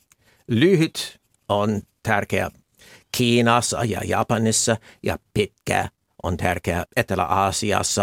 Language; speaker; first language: Finnish; non-native, fluent; English